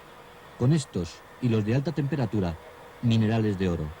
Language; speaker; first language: Spanish; native; Spanish